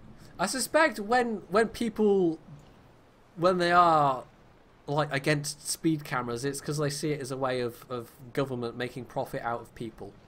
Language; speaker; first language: English; native; English